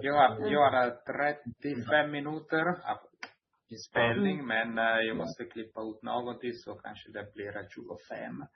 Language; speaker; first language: Swedish; non-native, learner; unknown